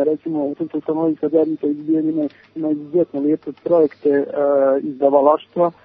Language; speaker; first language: Serbian; native; Serbian